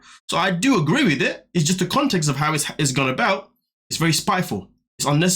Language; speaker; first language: English; native; English